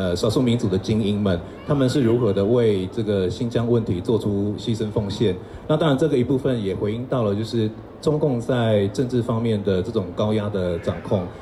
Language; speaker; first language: Chinese; native; Chinese